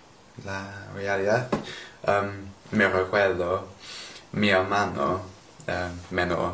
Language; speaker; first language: Spanish; non-native, learner; English